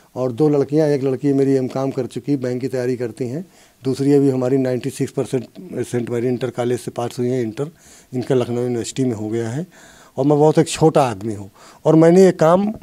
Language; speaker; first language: Hindi; native; Hindi